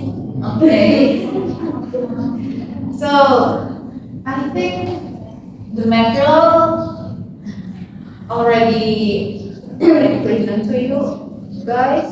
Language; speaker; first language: English; non-native, fluent; Indonesian